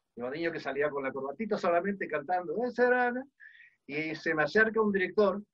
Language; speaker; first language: Spanish; early bilingual, other home language; Dutch